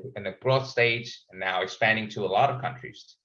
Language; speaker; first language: English; non-native, fluent; Thai